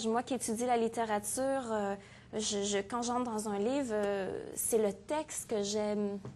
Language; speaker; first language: French; native; French